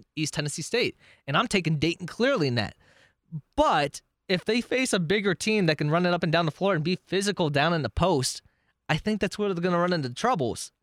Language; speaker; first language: English; native; English